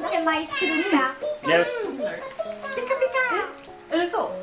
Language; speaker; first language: Swedish; non-native, learner; Japanese